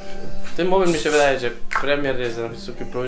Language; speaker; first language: Polish; non-native, learner; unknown